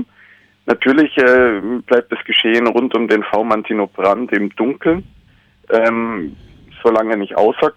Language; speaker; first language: German; native; German